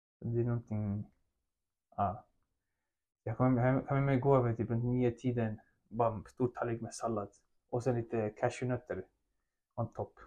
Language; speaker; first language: Swedish; early bilingual, other home language; Russian